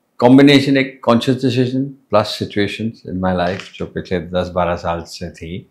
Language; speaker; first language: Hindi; non-native, local second language; English